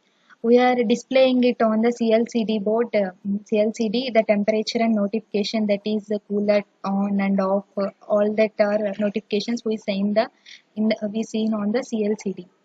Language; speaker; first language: English; non-native, local second language; Telugu